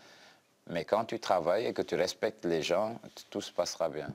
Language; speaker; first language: French; non-native, local second language; Wolof